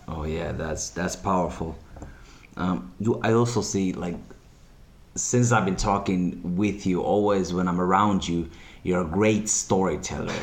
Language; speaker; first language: English; non-native, fluent; Finnish